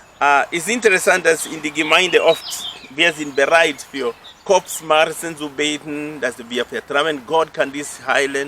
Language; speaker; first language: German; non-native, fluent; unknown